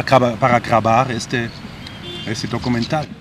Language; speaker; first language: Spanish; non-native, learner; German